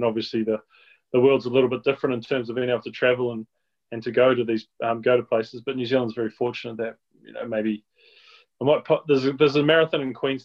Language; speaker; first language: English; native; English